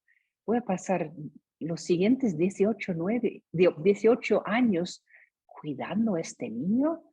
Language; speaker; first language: Spanish; non-native, fluent; English